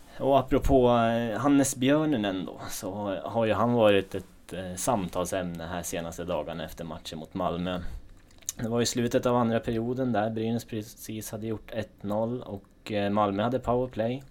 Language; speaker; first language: Swedish; native; Swedish